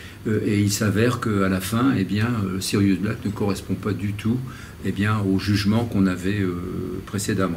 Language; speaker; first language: French; native; French